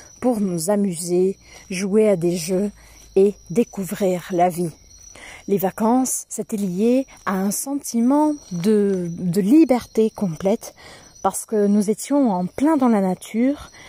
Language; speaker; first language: French; non-native, fluent; Portuguese